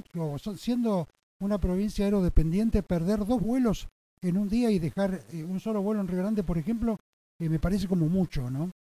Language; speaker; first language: Spanish; native; Spanish